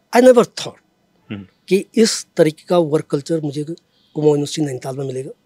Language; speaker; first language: Hindi; native; Hindi